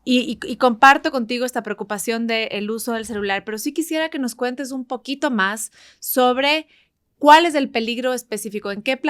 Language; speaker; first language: Spanish; native; Spanish